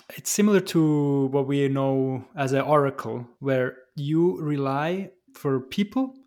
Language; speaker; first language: English; non-native, fluent; German